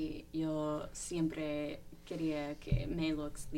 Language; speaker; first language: Spanish; non-native, fluent; English